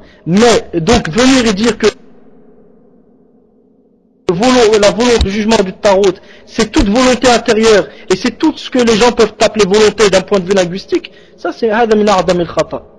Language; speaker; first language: French; native; French